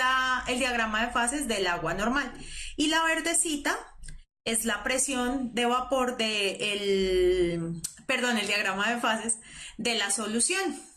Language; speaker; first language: Spanish; native; Spanish